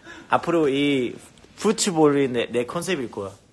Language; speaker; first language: Korean; early bilingual, heritage; Korean